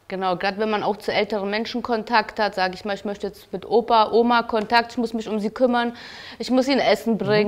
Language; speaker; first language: German; native; German